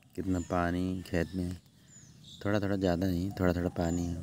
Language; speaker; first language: Hindi; non-native, local second language; Odia